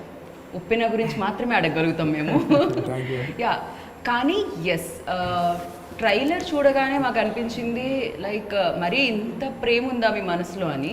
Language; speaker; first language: Telugu; native; Telugu